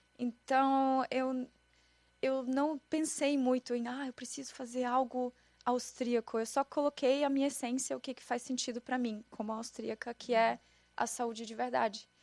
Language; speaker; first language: Portuguese; non-native, fluent; German